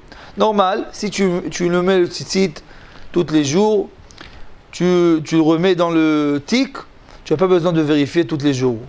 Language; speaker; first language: French; non-native, learner; Hebrew